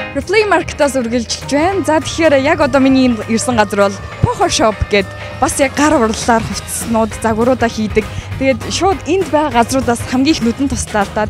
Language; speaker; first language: Mongolian; native; Mongolian